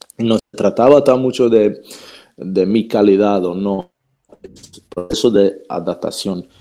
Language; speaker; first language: Spanish; non-native, fluent; Croatian